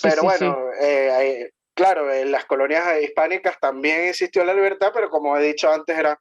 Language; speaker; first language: Spanish; native; Spanish